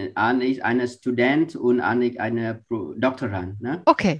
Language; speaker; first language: German; non-native, fluent; Vietnamese